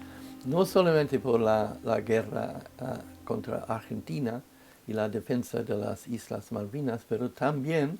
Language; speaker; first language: Spanish; non-native, fluent; English